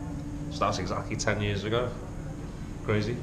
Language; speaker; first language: English; native; English